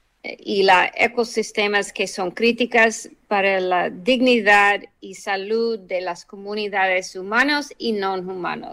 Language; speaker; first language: Spanish; non-native, fluent; English